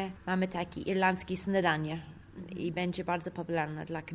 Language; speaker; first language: Polish; non-native, learner; English